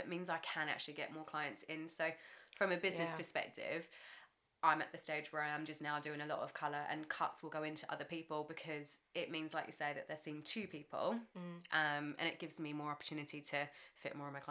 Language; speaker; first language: English; native; English